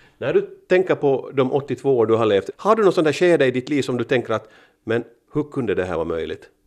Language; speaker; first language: Swedish; native; Swedish